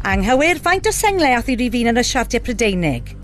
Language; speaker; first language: Welsh; native; Welsh